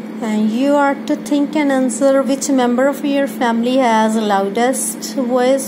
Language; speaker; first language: English; non-native, local second language; Punjabi